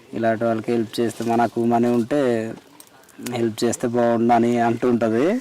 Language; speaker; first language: Telugu; non-native, local second language; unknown